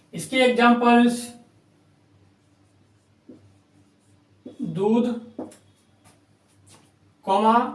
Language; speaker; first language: Hindi; native; Hindi